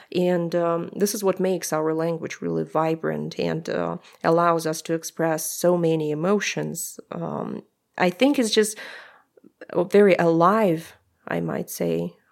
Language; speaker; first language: English; non-native, fluent; Russian